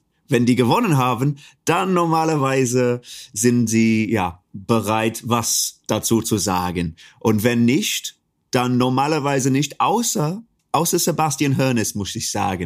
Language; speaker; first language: German; non-native, fluent; English